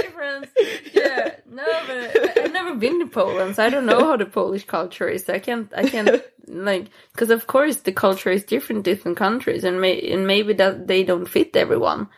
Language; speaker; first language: English; non-native, fluent; Swedish